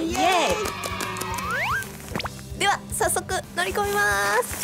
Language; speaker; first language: Japanese; native; Japanese